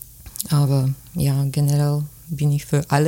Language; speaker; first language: German; non-native, fluent; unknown